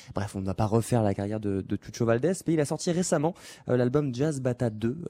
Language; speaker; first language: French; native; French